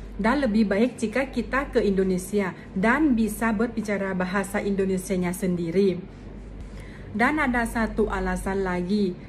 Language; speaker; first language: Indonesian; non-native, fluent; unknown